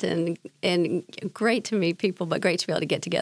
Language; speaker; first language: English; native; English